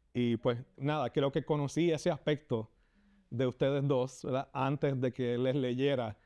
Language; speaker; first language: Spanish; native; Spanish